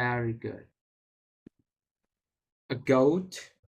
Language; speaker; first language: English; non-native, fluent; Vietnamese